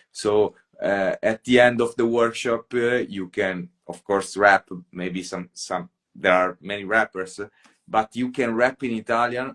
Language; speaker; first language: English; non-native, fluent; Italian